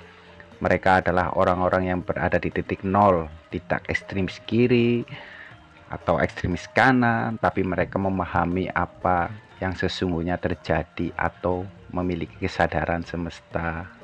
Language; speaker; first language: Indonesian; native; Indonesian